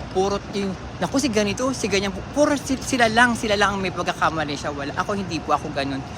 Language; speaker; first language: Filipino; native; Filipino